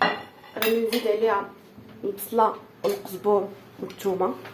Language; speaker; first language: Arabic; native; Arabic